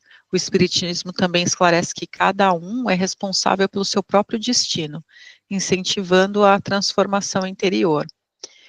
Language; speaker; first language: Portuguese; native; Portuguese